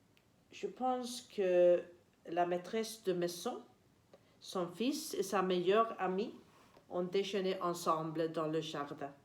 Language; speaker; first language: French; non-native, learner; Swedish